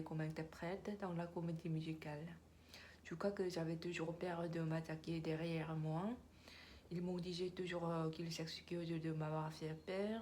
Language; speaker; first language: French; non-native, learner; Korean